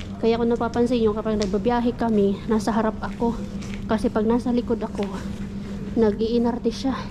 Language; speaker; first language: Filipino; non-native, local second language; Cebuano